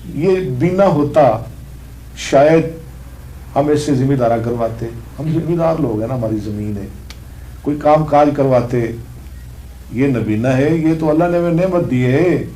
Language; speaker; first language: Urdu; non-native, local second language; Punjabi